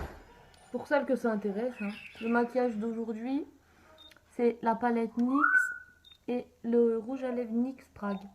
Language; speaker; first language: French; native; French